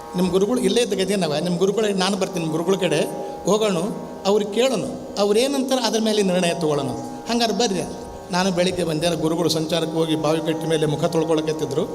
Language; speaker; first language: Kannada; non-native, local second language; Marathi